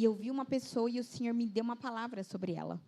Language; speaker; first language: Portuguese; native; Portuguese